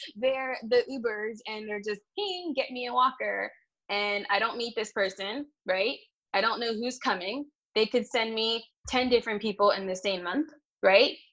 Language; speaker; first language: English; native; English